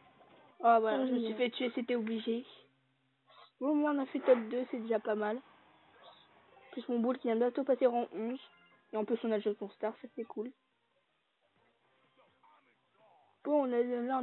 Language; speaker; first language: French; native; French